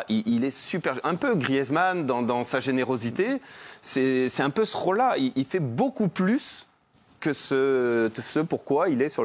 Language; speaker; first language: French; native; French